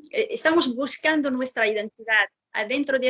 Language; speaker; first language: Spanish; non-native, fluent; Arabic